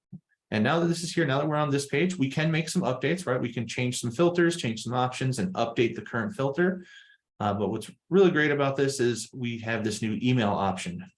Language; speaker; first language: English; native; English